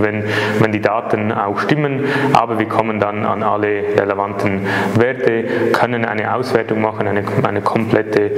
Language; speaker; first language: German; native; German